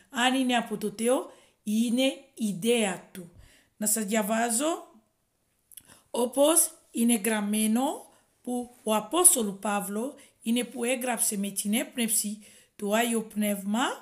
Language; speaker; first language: Greek; non-native, fluent; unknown